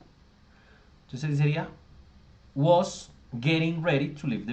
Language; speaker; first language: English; non-native, fluent; Spanish